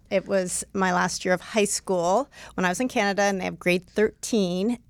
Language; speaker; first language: English; native; English